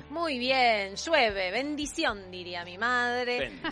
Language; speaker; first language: Spanish; native; Spanish